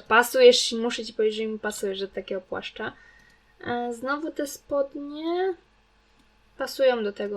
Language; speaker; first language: Polish; native; Polish